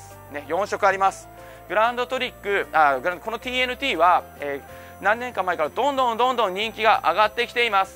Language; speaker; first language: Japanese; native; Japanese